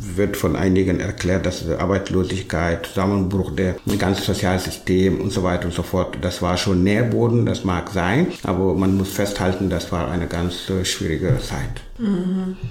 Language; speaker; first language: German; non-native, fluent; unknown